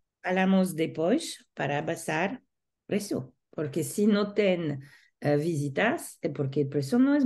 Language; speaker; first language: Portuguese; non-native, learner; Spanish